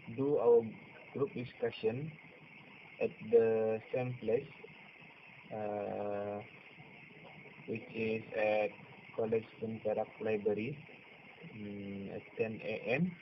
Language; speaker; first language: English; non-native, local second language; Malay